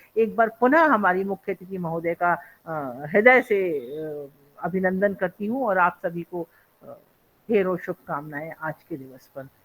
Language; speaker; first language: Hindi; non-native, local second language; Bangla